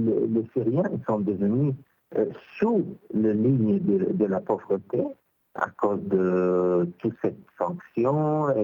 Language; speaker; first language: French; non-native, local second language; Arabic